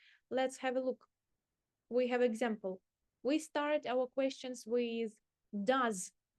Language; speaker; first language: English; non-native, fluent; Ukrainian